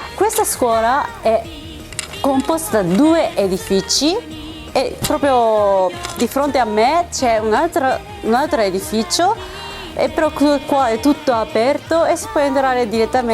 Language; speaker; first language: Italian; non-native, fluent; Japanese